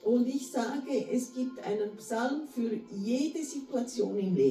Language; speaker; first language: German; non-native, fluent; Portuguese